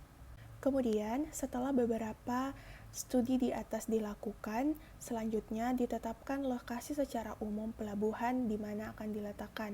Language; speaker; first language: Indonesian; native; Indonesian